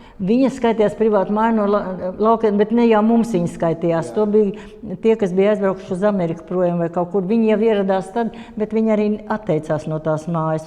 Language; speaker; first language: Latvian; native; Latvian